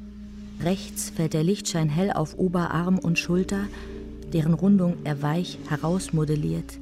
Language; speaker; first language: German; native; German